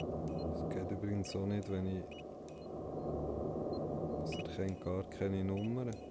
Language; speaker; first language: German; native; German